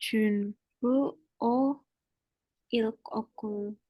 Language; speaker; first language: Turkish; non-native, learner; Indonesian